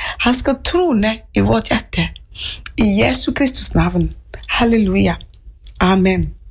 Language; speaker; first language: Norwegian; non-native, fluent; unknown